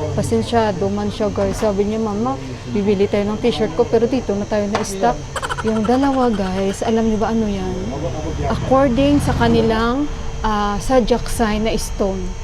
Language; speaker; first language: Filipino; native; Filipino